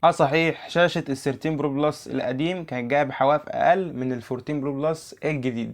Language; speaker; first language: Arabic; native; Arabic